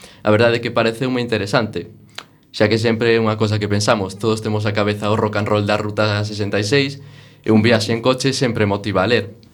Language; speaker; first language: Galician; non-native, local second language; Spanish